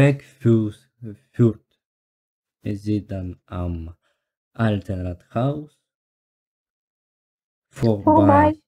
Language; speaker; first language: German; non-native, learner; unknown